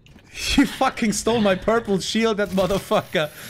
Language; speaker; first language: English; non-native, fluent; German